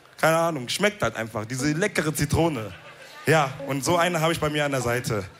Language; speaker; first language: German; early bilingual, other home language; Wolof